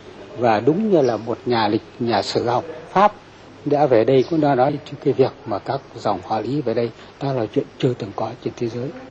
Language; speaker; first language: Vietnamese; native; Vietnamese